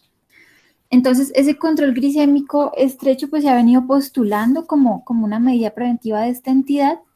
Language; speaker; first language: Spanish; native; Spanish